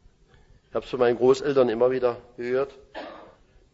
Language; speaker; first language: German; native; German